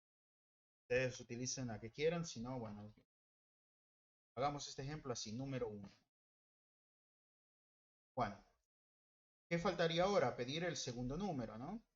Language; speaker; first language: Spanish; native; Spanish